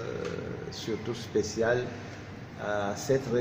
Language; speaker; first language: French; non-native, fluent; Turkish